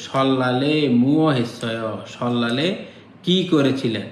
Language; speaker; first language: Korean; non-native, learner; Bangla